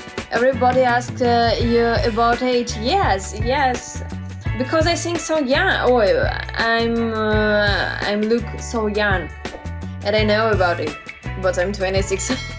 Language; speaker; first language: English; non-native, learner; Russian